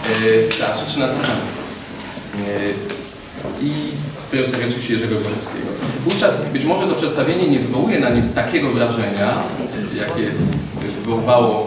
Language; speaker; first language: Polish; native; Polish